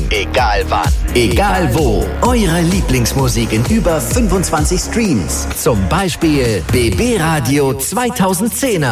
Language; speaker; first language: German; native; German